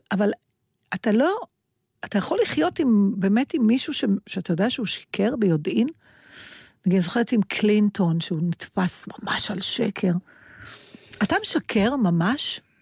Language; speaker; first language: Hebrew; native; Hebrew